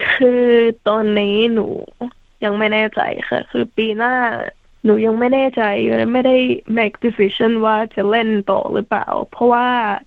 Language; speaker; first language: Thai; early bilingual, heritage; Thai